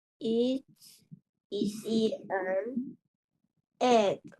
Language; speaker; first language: English; non-native, learner; Vietnamese